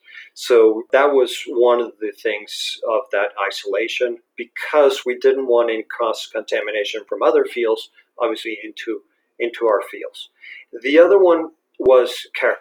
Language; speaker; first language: English; non-native, fluent; Spanish